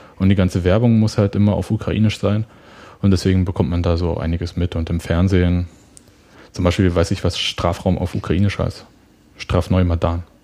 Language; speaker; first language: German; native; German